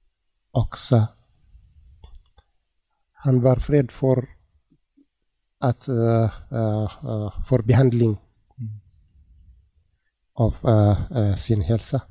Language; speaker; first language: Swedish; non-native, learner; Tigrinya